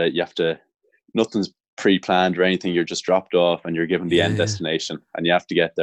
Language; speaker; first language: English; native; English